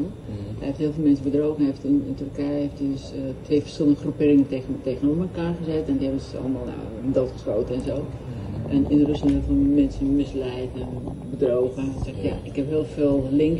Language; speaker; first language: Dutch; non-native, fluent; Russian